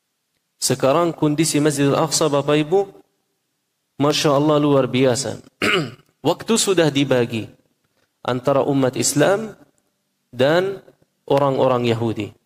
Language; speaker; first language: Indonesian; non-native, fluent; Arabic